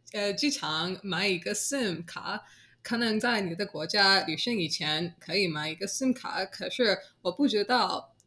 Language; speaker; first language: Chinese; non-native, learner; English